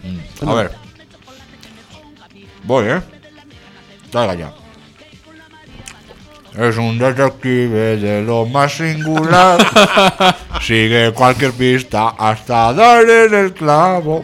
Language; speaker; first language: Spanish; native; Spanish